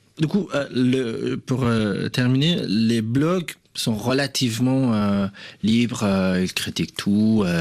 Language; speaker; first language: French; non-native, fluent; Persian